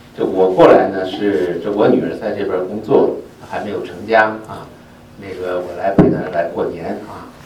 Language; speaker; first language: Chinese; native; Chinese